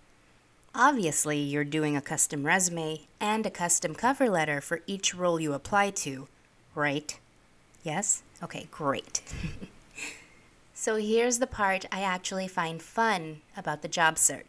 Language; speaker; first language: English; native; English